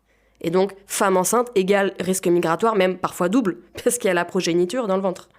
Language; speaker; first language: French; native; French